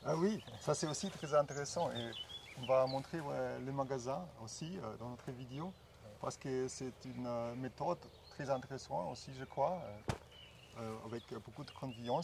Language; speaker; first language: French; non-native, fluent; German